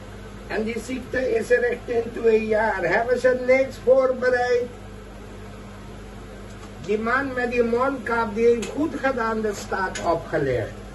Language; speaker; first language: Dutch; non-native, local second language; Caribbean Hindustani